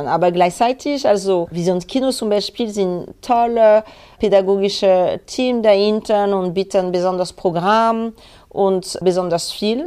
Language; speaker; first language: German; non-native, fluent; French